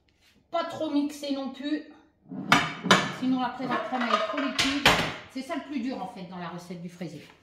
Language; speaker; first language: French; native; French